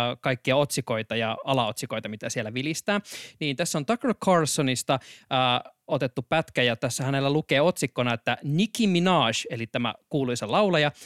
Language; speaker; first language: Finnish; native; Finnish